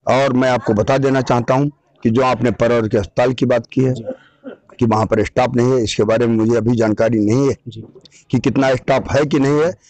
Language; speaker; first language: Hindi; native; Hindi